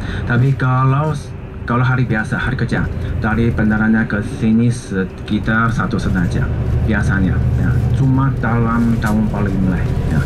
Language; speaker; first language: Indonesian; non-native, fluent; Chinese